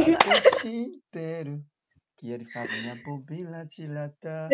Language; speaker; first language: Portuguese; non-native, learner; Chinese